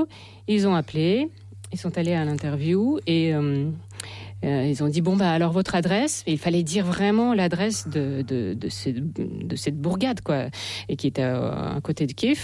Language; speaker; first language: French; non-native, fluent; Russian